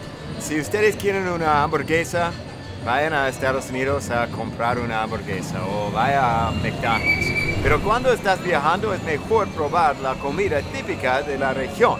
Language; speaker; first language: Spanish; non-native, fluent; English